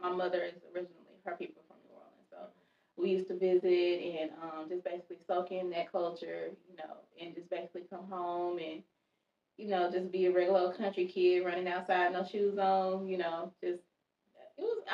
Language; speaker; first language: English; native; English